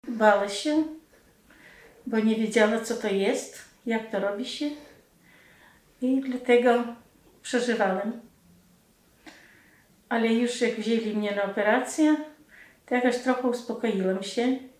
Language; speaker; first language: Polish; non-native, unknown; Russian